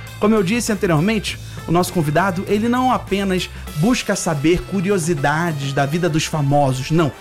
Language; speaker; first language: Portuguese; native; Portuguese